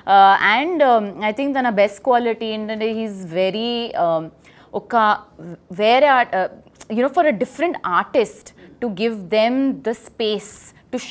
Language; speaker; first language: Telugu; non-native, learner; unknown